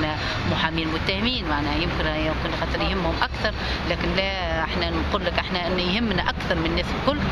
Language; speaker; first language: Arabic; native; Arabic